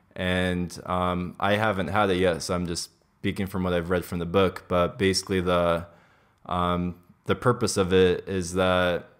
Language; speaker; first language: English; native; English